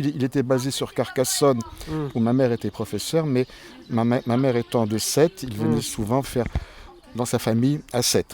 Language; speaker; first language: French; native; French